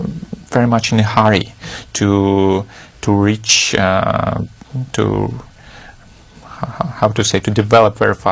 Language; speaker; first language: English; non-native, fluent; Russian